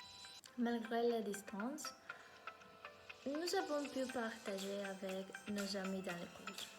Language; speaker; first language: French; non-native, learner; Spanish